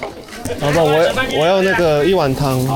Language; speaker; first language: Chinese; non-native, fluent; Korean